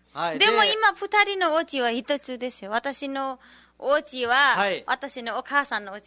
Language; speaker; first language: Japanese; non-native, learner; Nepali